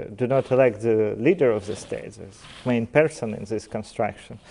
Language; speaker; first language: English; non-native, fluent; Ukrainian